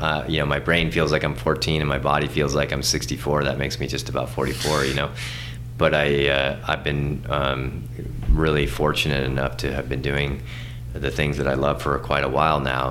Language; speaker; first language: English; native; English